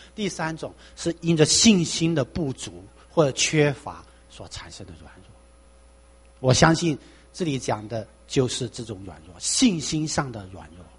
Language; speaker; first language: Chinese; non-native, local second language; Cantonese